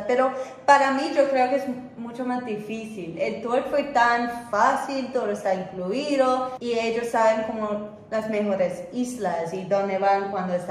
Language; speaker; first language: Spanish; non-native, fluent; English